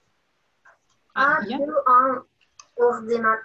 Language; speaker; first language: French; non-native, learner; Russian